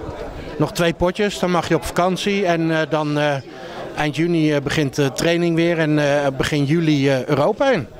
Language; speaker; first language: Dutch; native; Dutch